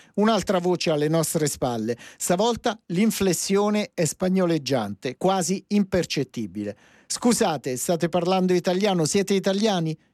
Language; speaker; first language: Italian; native; Italian